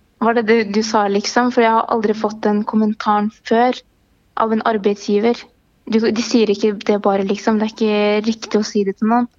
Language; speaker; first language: Norwegian; early bilingual, other home language; Arabic